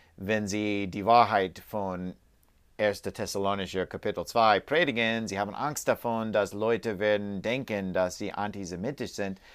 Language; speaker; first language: German; non-native, learner; English